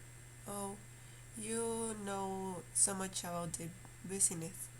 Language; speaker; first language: English; non-native, learner; Spanish